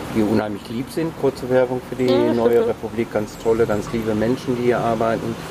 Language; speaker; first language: German; native; German